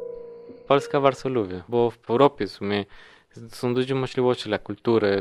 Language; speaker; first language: Polish; non-native, learner; Spanish